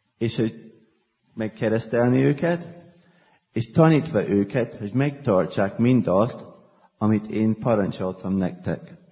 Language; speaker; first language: Hungarian; non-native, fluent; English